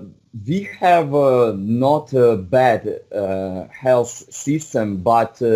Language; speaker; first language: English; non-native, fluent; Russian